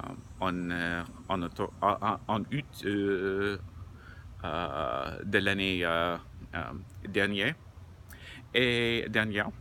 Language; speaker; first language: French; non-native, learner; English